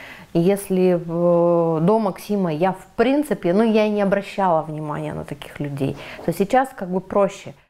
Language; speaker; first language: Russian; native; Russian